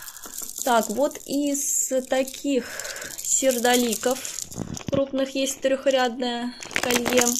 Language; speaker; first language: Russian; native; Russian